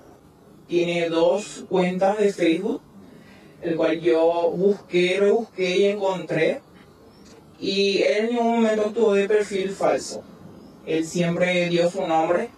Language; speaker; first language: Spanish; native; Spanish